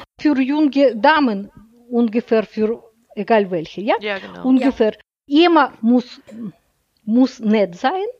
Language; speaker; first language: German; non-native, learner; Russian